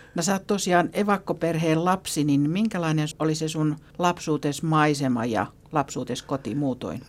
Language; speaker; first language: Finnish; native; Finnish